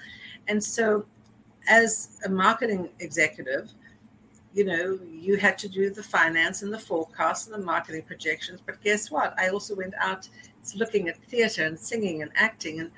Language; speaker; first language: English; native; English